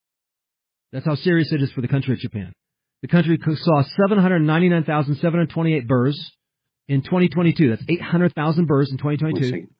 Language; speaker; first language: English; early bilingual, heritage; English